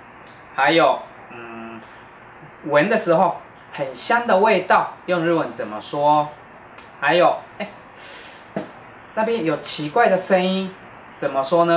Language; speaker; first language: Chinese; non-native, fluent; Japanese